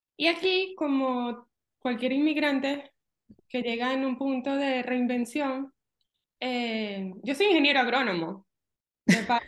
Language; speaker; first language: Spanish; native; Spanish